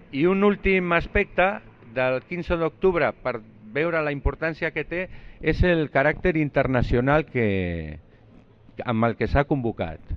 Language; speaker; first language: Catalan; non-native, local second language; Spanish